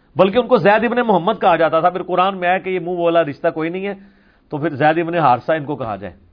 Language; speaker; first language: Urdu; non-native, local second language; Punjabi